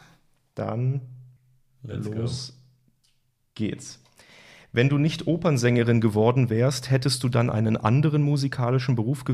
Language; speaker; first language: German; native; German